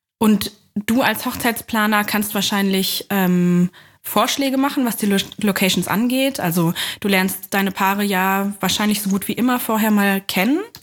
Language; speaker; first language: German; native; German